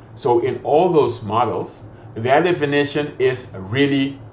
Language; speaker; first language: English; non-native, fluent; Papiamento